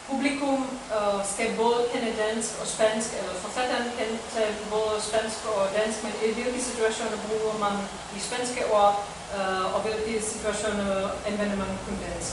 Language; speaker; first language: Danish; non-native, fluent; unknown